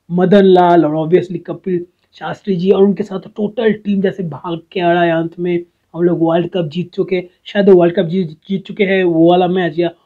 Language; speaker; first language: Hindi; non-native, local second language; Bangla